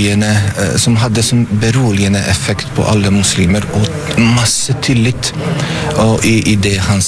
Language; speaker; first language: Norwegian; non-native, learner; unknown